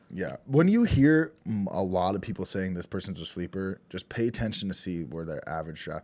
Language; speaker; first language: English; native; English